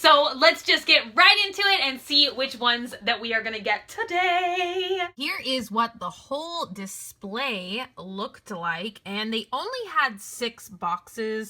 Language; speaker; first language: English; native; English